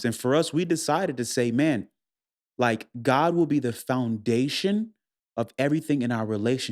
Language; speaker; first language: English; native; English